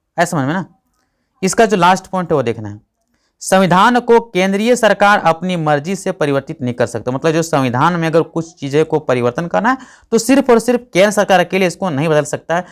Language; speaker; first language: Hindi; native; Hindi